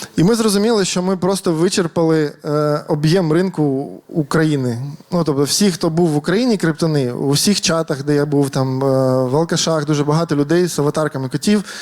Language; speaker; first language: Ukrainian; native; Ukrainian